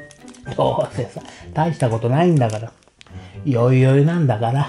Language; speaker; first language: Japanese; native; Japanese